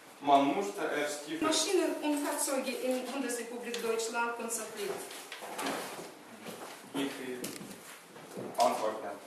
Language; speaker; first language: German; non-native, learner; Ukrainian